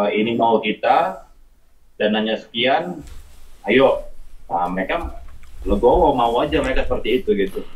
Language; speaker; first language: Indonesian; native; Indonesian